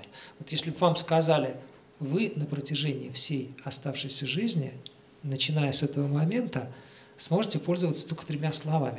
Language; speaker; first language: Russian; native; Russian